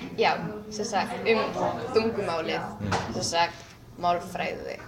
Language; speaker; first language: Icelandic; non-native, learner; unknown